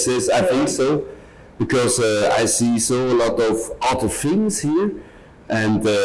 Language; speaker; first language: English; non-native, learner; German